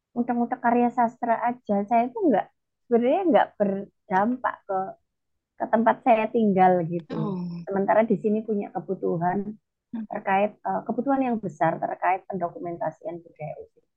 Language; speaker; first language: Indonesian; non-native, local second language; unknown